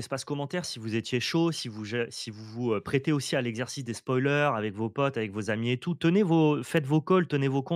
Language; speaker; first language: French; native; French